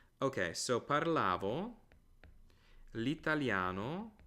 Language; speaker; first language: Italian; non-native, fluent; English